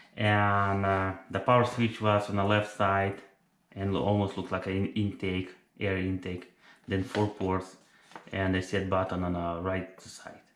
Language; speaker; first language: English; non-native, fluent; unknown